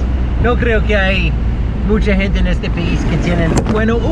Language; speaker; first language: Spanish; non-native, learner; English